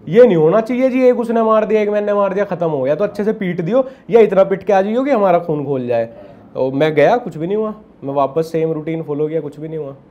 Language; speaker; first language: Hindi; native; Hindi